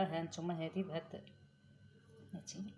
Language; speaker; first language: Arabic; native; Arabic